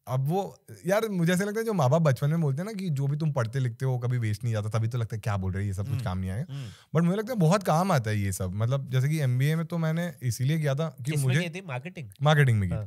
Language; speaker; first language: Hindi; non-native, local second language; Marathi